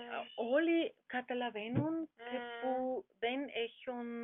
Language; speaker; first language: Greek; non-native, learner; German